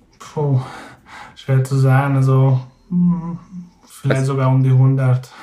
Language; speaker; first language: German; non-native, fluent; Hungarian